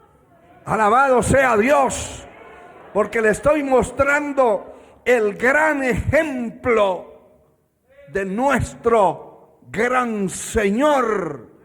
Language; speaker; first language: Spanish; native; Spanish